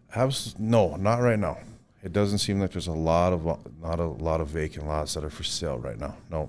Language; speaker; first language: English; native; English